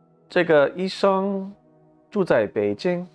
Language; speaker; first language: Chinese; non-native, learner; English